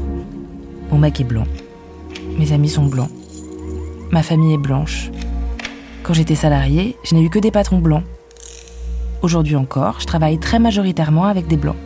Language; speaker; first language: French; native; French